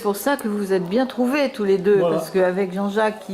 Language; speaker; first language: French; native; French